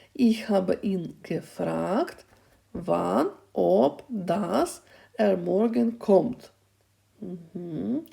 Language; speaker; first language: German; non-native, fluent; Ukrainian